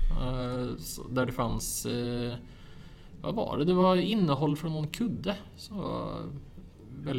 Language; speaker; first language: Swedish; native; Swedish